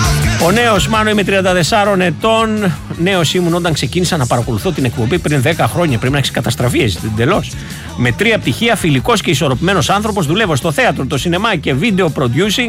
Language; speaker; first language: Greek; native; Greek